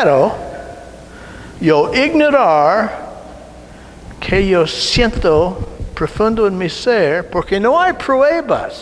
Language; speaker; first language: Spanish; non-native, learner; English